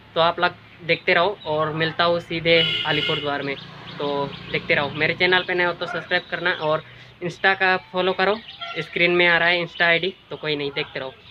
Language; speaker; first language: Hindi; non-native, local second language; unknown